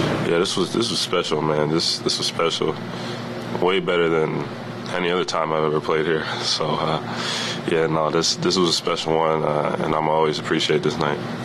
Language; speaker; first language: English; native; English